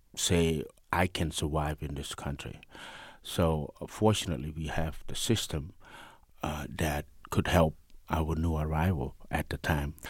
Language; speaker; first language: English; non-native, learner; Khmer